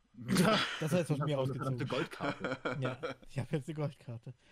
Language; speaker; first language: German; native; German